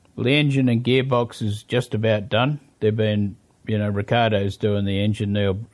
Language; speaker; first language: English; native; English